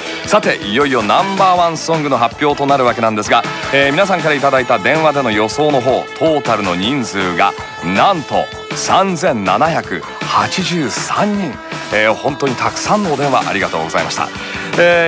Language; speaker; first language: Japanese; early bilingual, heritage; Japanese